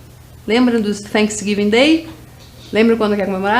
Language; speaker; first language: Portuguese; native; Portuguese